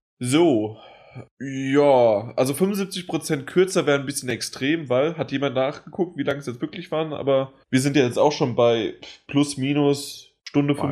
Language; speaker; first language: German; native; German